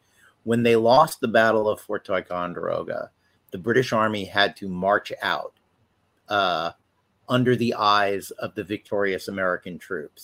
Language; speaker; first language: English; native; English